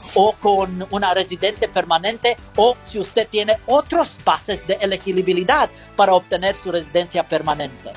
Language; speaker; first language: Spanish; non-native, learner; English